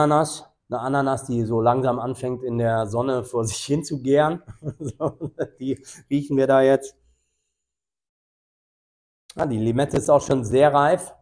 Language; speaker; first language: German; native; German